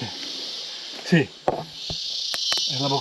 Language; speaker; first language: Spanish; non-native, learner; English